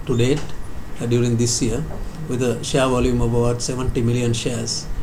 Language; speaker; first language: English; non-native, local second language; Sinhala